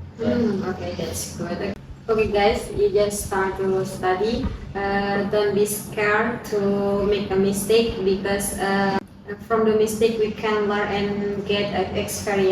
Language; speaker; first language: English; non-native, learner; Indonesian